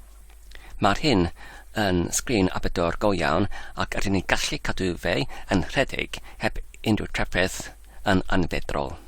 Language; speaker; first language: Welsh; non-native, fluent; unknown